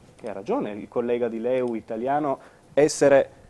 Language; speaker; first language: Italian; native; Italian